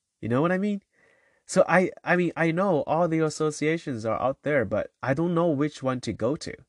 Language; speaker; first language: English; non-native, fluent; Chinese